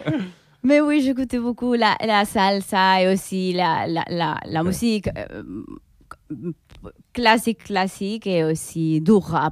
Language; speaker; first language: French; non-native, fluent; Spanish